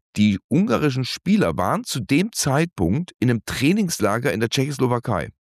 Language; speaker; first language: German; native; German